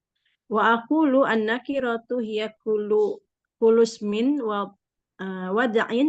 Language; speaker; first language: Arabic; non-native, learner; Indonesian